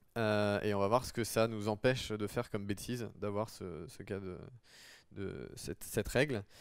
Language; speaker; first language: French; native; French